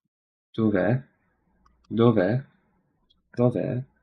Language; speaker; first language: Italian; non-native, learner; English